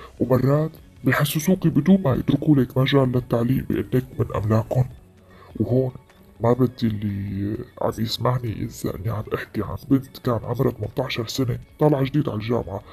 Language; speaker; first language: Arabic; native; Arabic